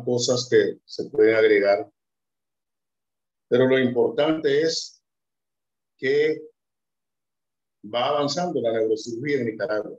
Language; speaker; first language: Spanish; native; Spanish